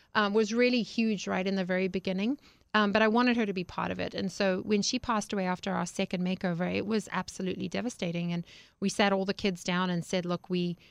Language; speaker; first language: English; native; English